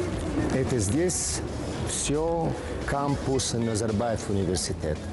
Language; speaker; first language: Russian; non-native, learner; Italian